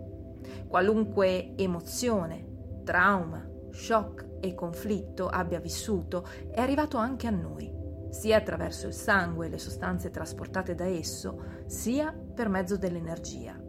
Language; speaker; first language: Italian; native; Italian